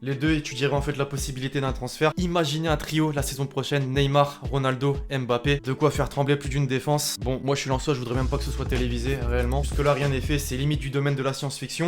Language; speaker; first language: French; native; French